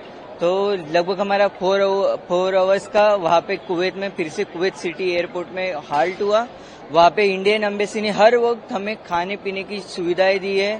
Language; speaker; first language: Hindi; native; Hindi